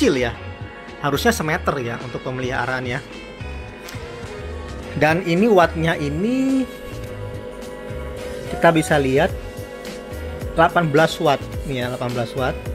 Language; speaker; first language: Indonesian; native; Indonesian